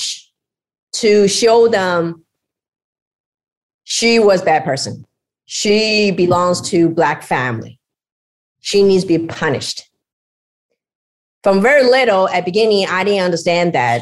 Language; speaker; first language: English; non-native, fluent; Chinese